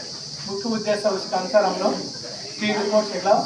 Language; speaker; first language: Hindi; non-native, local second language; Telugu